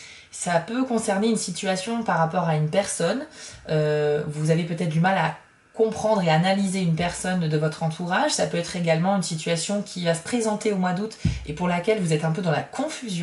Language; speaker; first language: French; native; French